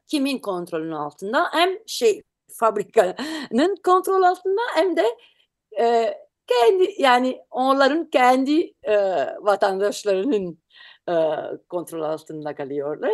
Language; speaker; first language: Turkish; non-native, learner; Italian